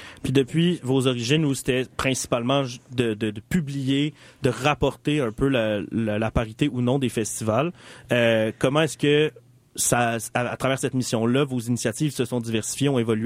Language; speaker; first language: French; native; French